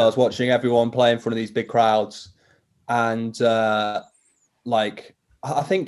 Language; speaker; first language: English; native; English